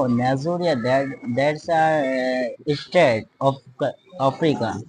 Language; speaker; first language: English; non-native, learner; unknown